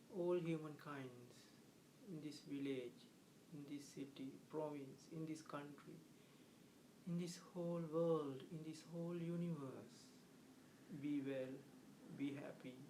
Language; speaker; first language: English; non-native, local second language; Sinhala